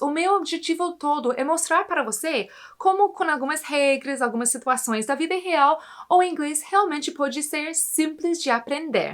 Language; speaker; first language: Portuguese; non-native, fluent; English